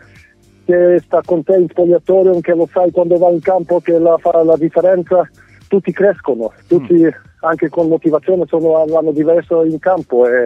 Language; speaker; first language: Italian; non-native, fluent; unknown